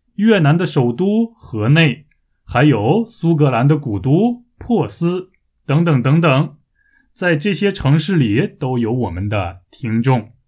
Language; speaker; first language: Chinese; native; Chinese